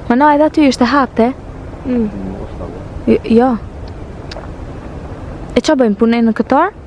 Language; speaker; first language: Albanian; early bilingual, heritage; Albanian